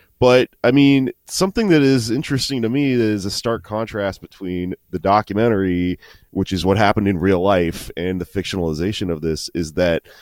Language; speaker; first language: English; native; English